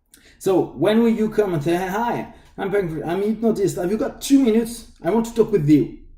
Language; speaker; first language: English; non-native, fluent; French